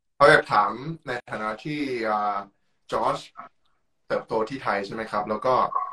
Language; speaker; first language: Thai; native; Thai